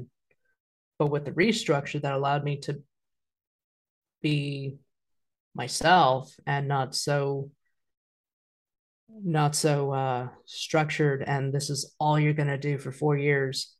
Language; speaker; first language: English; native; English